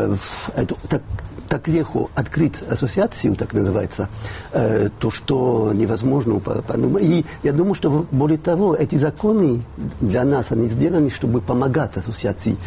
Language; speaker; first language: Russian; non-native, fluent; French